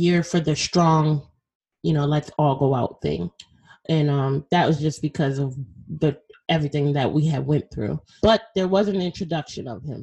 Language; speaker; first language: English; native; English